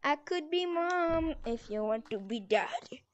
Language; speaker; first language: English; non-native, local second language; French